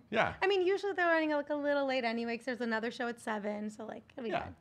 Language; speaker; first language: English; native; English